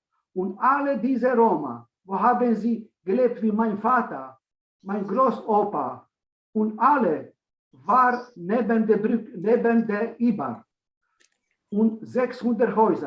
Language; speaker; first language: German; non-native, learner; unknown